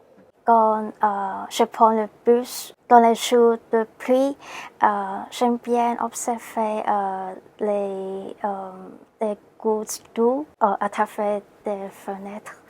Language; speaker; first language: French; non-native, learner; Cantonese